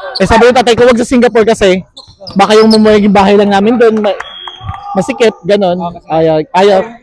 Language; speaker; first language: Filipino; native; Filipino